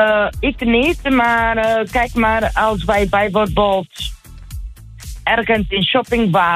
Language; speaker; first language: Dutch; non-native, fluent; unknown